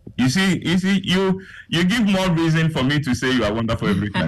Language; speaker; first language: English; non-native, local second language; Akan